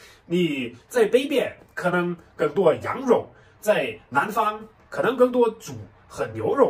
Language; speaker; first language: Chinese; non-native, fluent; German